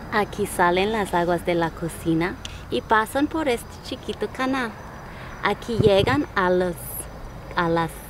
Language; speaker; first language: Spanish; non-native, learner; English